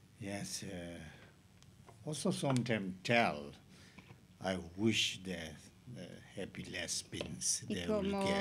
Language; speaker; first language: English; non-native, learner; Tibetan